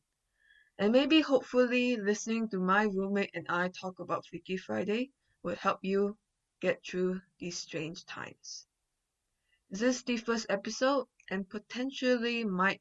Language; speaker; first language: English; non-native, local second language; Chinese